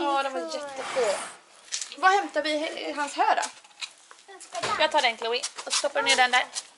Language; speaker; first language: Swedish; native; Swedish